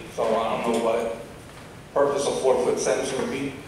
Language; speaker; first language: English; native; English